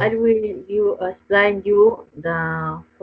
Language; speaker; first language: English; non-native, learner; Spanish